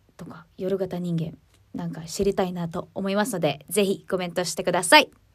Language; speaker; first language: Japanese; non-native, learner; Filipino